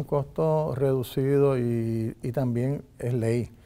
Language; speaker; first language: Spanish; native; Spanish